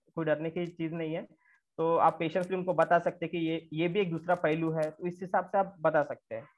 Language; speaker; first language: Hindi; non-native, local second language; Marathi